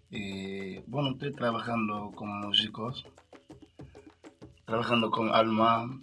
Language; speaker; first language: Spanish; non-native, learner; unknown